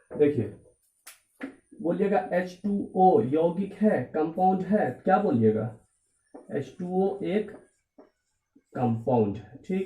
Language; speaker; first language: Hindi; native; Hindi